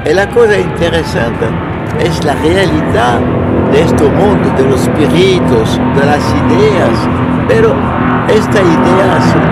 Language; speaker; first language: Spanish; non-native, fluent; French